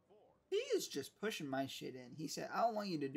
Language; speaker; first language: English; native; English